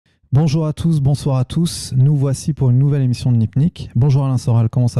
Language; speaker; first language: French; native; French